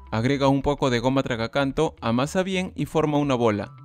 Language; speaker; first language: Spanish; native; Spanish